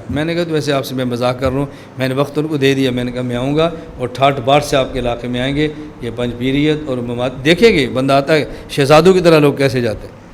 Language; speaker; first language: Urdu; non-native, local second language; Punjabi